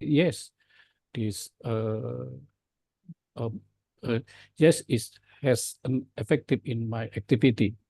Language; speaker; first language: English; non-native, learner; Indonesian